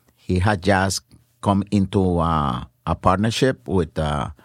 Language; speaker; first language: English; non-native, fluent; Spanish